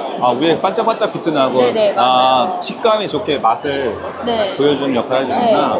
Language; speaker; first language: Korean; native; Korean